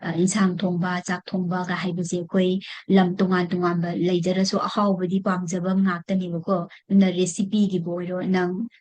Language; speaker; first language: Manipuri; non-native, local second language; Rongmei Naga